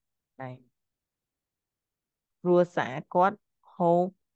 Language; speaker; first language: Japanese; non-native, fluent; Khmer